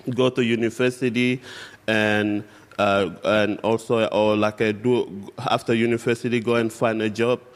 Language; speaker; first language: English; non-native, fluent; Indonesian